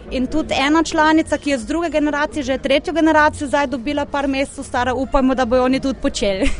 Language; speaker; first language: Slovenian; early bilingual, heritage; Slovenian